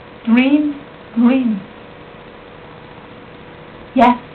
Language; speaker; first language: English; non-native, learner; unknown